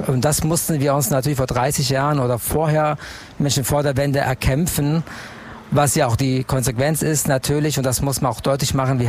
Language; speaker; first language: German; non-native, fluent; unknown